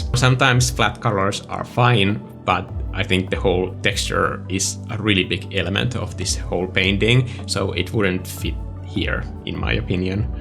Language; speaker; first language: English; non-native, fluent; Finnish